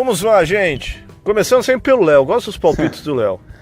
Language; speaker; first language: Portuguese; native; Portuguese